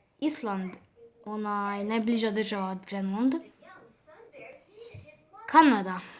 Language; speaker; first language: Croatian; early bilingual, heritage; Bosnian